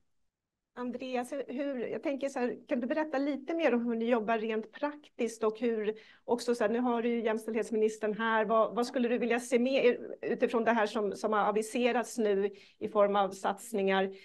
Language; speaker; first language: Swedish; native; Swedish